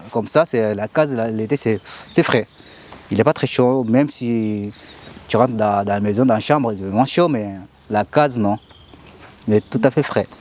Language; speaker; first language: French; non-native, learner; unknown